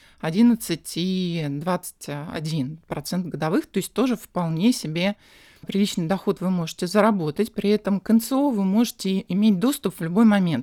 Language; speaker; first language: Russian; native; Russian